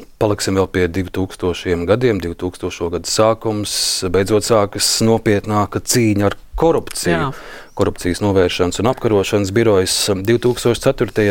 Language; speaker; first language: Latvian; native; Latvian